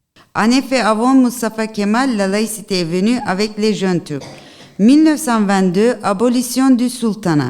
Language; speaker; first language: French; non-native, learner; Turkish